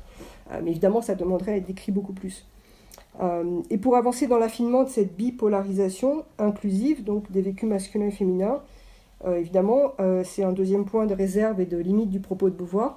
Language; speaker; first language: French; native; French